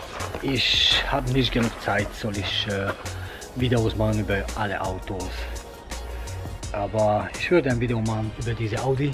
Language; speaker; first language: German; non-native, fluent; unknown